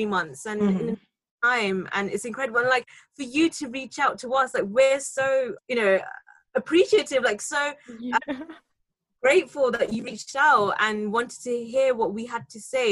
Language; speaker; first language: English; native; English